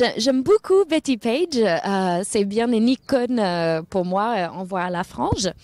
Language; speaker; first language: French; non-native, fluent; English